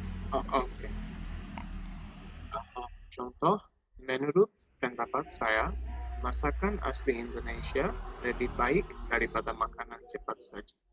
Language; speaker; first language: Indonesian; non-native, learner; Bangla